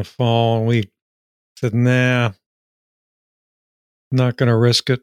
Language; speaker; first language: English; native; English